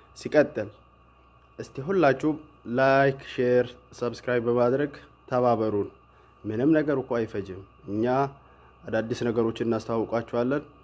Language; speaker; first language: Amharic; non-native, local second language; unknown